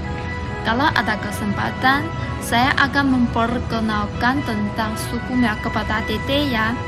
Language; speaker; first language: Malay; non-native, learner; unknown